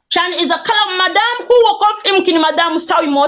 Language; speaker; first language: Arabic; non-native, learner; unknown